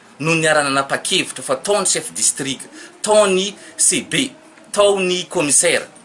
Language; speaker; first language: Malagasy; native; Malagasy